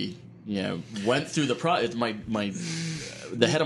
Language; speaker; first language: English; native; English